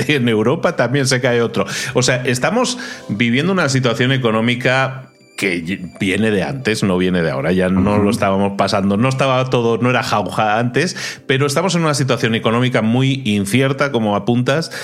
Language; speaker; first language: Spanish; native; Spanish